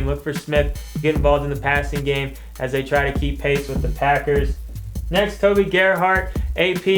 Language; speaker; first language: English; native; English